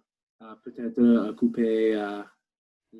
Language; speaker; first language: French; non-native, learner; English